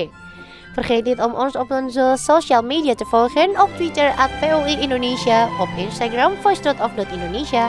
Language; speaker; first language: Dutch; non-native, fluent; Indonesian